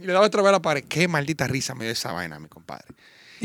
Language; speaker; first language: Spanish; native; Spanish